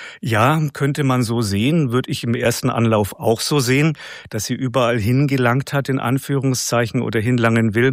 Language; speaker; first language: German; native; German